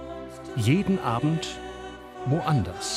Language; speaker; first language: German; native; German